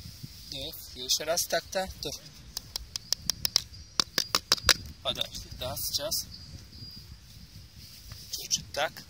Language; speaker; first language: Russian; non-native, learner; Turkish